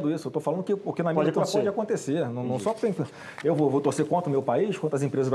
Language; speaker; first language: Portuguese; native; Portuguese